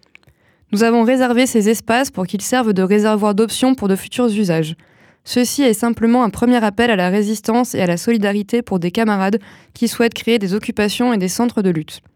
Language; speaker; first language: French; native; French